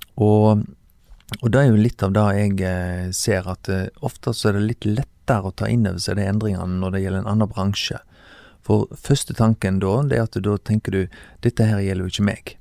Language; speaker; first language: Norwegian; native; Norwegian